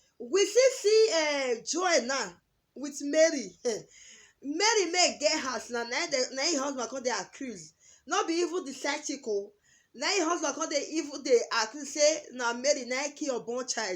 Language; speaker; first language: Nigerian Pidgin; native; Nigerian Pidgin